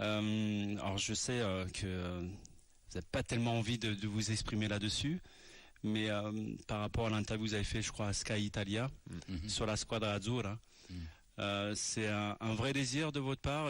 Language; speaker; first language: French; native; French